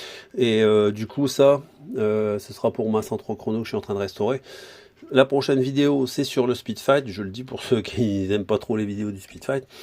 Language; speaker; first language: French; native; French